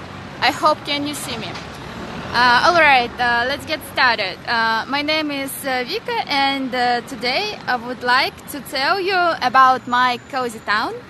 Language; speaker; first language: English; non-native, learner; Russian